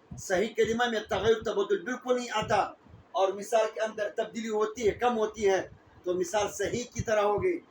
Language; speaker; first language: Urdu; non-native, local second language; Pashto